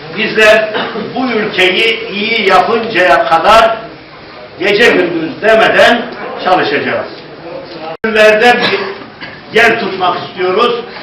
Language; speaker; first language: Turkish; native; Turkish